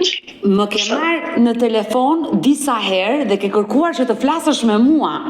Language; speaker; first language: Albanian; native; Albanian